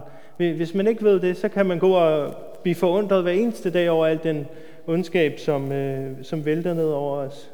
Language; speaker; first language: Danish; native; Danish